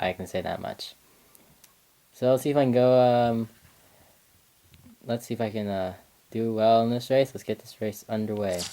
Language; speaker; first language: English; native; English